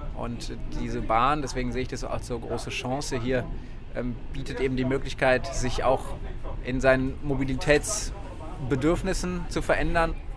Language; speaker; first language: German; native; German